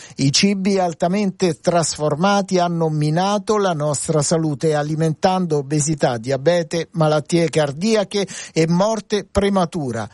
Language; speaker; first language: Italian; native; Italian